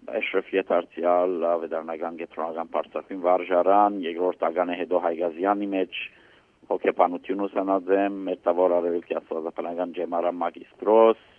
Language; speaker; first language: Armenian; early bilingual, heritage; Armenian